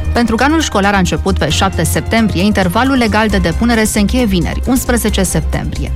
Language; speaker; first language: Romanian; native; Romanian